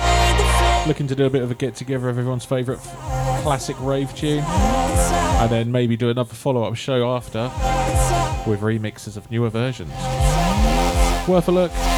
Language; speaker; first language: English; native; English